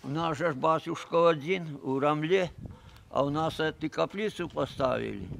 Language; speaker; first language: Russian; non-native, local second language; Ukrainian